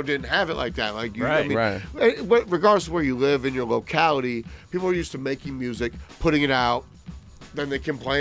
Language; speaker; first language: English; native; English